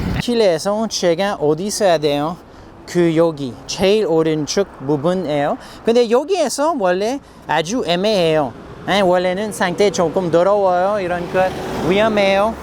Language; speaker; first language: Korean; non-native, learner; English